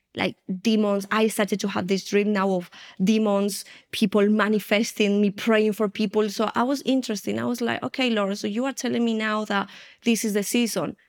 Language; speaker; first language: English; non-native, fluent; Spanish